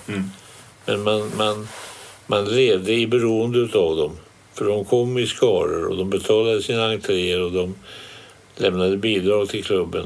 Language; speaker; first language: Swedish; native; Swedish